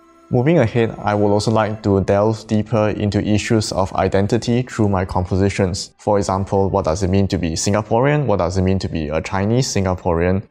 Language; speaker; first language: English; non-native, local second language; Chinese